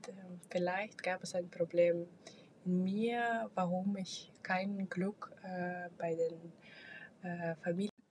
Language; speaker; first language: German; non-native, fluent; Russian